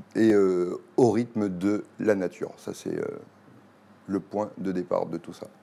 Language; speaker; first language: French; native; French